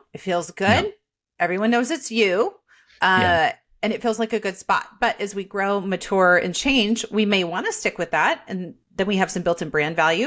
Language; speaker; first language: English; native; English